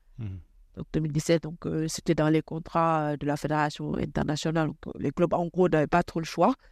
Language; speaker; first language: French; non-native, local second language; Wolof